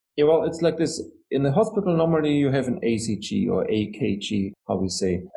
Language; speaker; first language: English; non-native, fluent; German